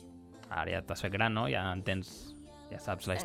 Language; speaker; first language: Catalan; native; Catalan